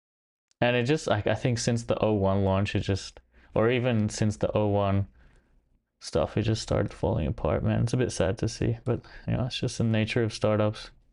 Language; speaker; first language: English; native; English